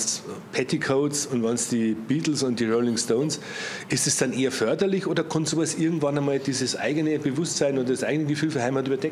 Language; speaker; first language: German; native; German